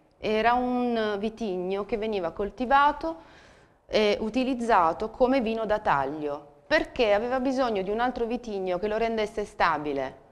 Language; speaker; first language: Italian; native; Italian